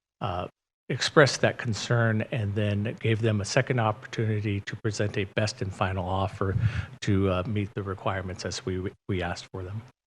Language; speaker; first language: English; native; English